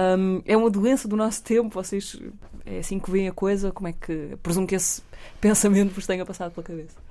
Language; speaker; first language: Portuguese; native; Portuguese